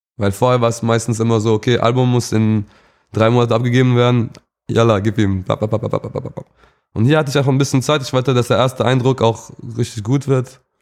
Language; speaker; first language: German; early bilingual, other home language; English